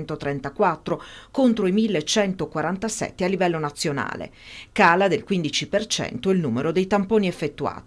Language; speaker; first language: Italian; native; Italian